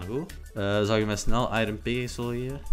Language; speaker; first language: Dutch; native; Dutch